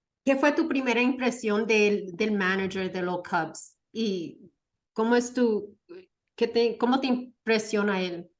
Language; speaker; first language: Spanish; early bilingual, heritage; Spanish